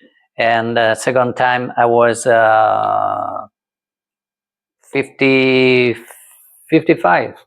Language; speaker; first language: English; non-native, learner; French